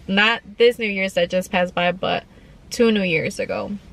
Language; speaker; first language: English; early bilingual, other home language; Spanish